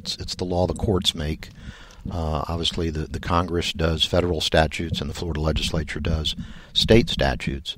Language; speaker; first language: English; native; English